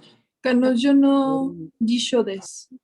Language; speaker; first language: Japanese; non-native, learner; Spanish